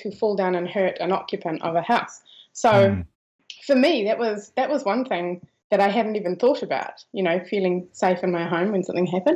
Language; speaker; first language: English; native; English